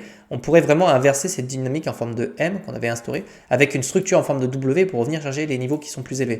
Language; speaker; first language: French; native; French